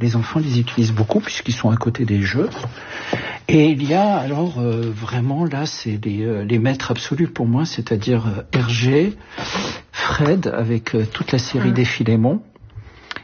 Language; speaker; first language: French; early bilingual, other home language; Arabic